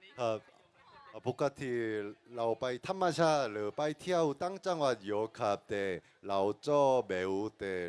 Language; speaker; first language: Thai; non-native, learner; Korean